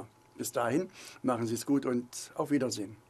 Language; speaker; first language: German; native; German